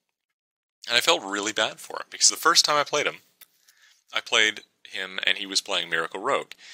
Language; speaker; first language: English; native; English